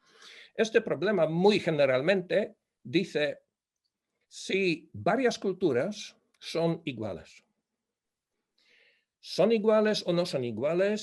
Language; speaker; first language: Spanish; non-native, fluent; Polish